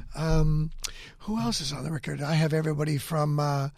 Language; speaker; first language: English; native; English